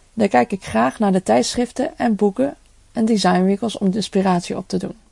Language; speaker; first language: Dutch; early bilingual, other home language; Cantonese